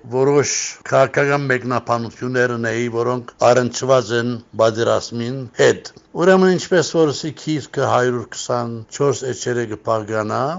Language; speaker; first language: Armenian; native; Armenian